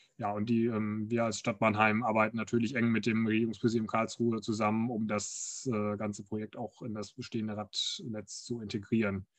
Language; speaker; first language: German; native; German